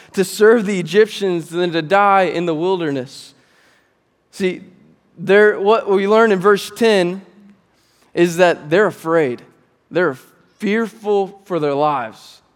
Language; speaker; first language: English; native; English